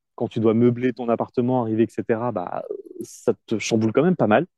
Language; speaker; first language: French; native; French